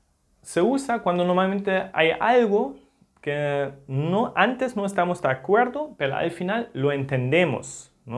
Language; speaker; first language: Spanish; non-native, fluent; German